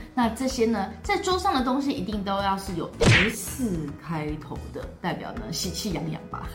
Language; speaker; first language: Chinese; native; Chinese